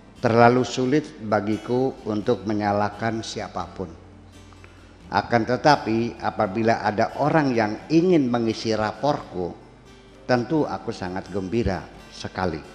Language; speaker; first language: Indonesian; native; Indonesian